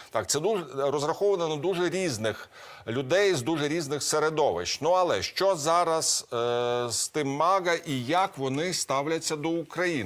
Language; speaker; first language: Ukrainian; native; Ukrainian